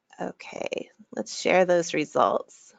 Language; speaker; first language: English; native; English